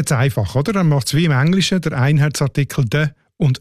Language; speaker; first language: German; native; German